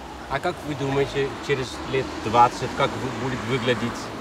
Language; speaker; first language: Russian; non-native, fluent; Dutch